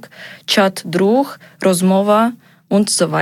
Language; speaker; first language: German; non-native, fluent; Ukrainian